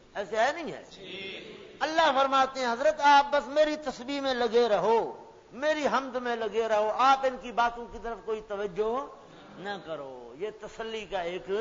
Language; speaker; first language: Urdu; non-native, local second language; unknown